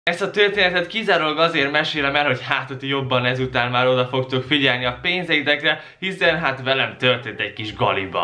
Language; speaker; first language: Hungarian; native; Hungarian